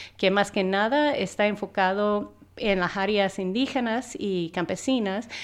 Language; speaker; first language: Spanish; non-native, fluent; English